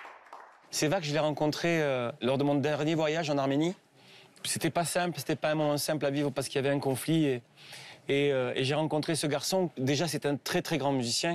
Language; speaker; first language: French; native; French